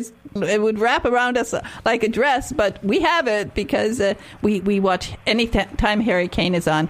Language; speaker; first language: English; native; English